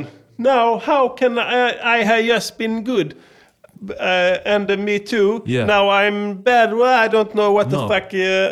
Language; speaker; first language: English; non-native, fluent; Swedish